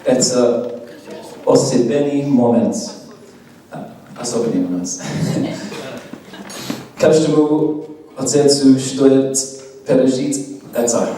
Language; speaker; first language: Russian; non-native, learner; English